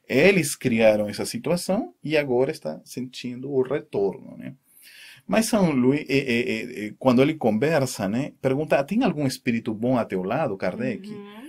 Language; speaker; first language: Portuguese; non-native, fluent; Spanish